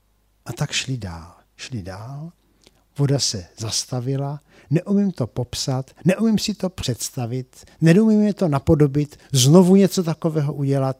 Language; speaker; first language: Czech; native; Czech